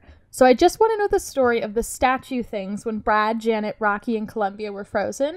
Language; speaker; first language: English; native; English